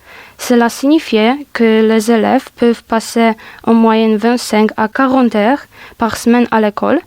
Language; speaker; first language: French; non-native, learner; Polish